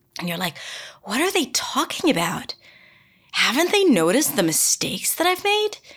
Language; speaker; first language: English; non-native, fluent; Hebrew